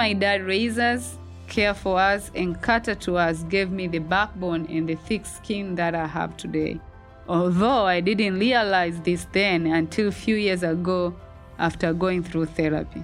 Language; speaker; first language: English; non-native, local second language; Swahili